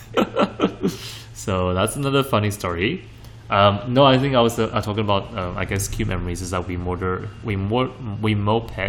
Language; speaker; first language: English; non-native, fluent; Chinese